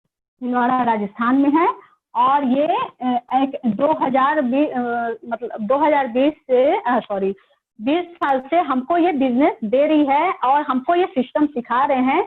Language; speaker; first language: Hindi; native; Hindi